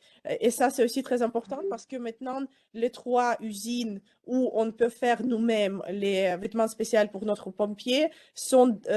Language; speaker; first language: French; non-native, fluent; Ukrainian